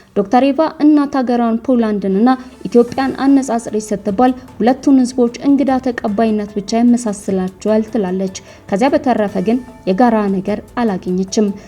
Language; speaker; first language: Amharic; native; Amharic